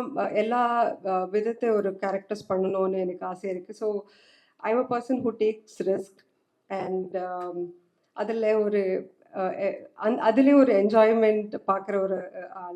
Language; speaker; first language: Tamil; non-native, learner; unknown